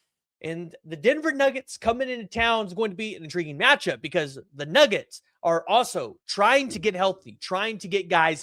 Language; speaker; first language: English; native; English